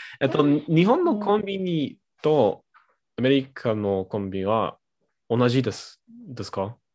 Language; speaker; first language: Japanese; non-native, learner; German